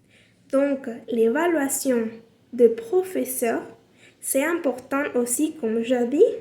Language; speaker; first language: French; non-native, learner; Spanish